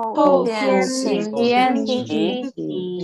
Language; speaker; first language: Chinese; non-native, learner; Indonesian